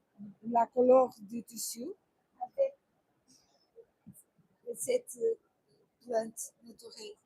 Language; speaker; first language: French; non-native, learner; Portuguese